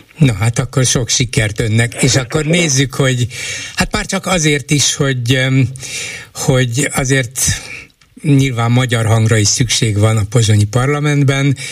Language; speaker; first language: Hungarian; native; Hungarian